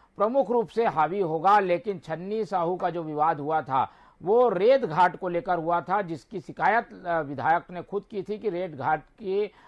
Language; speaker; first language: Hindi; native; Hindi